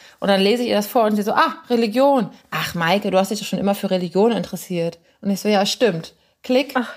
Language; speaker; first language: German; native; German